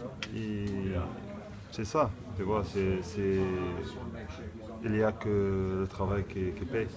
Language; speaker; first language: French; non-native, local second language; Arabic